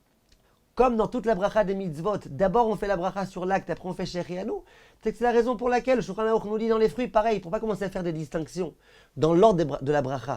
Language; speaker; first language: French; native; French